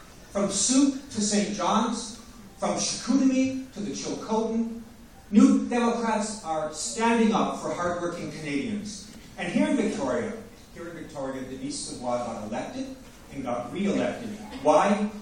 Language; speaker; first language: English; native; English